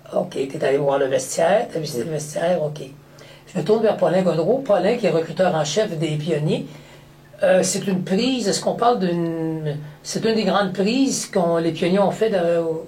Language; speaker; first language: French; native; French